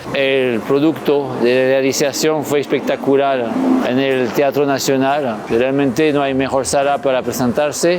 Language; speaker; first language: Spanish; non-native, fluent; French